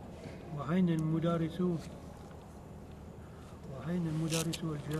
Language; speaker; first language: Arabic; non-native, learner; French